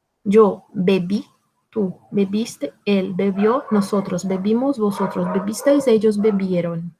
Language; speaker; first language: Spanish; non-native, fluent; Portuguese